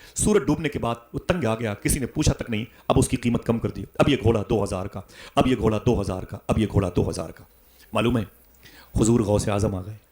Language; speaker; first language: Urdu; native; Urdu